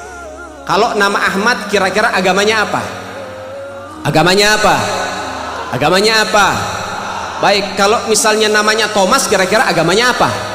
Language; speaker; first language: Indonesian; native; Indonesian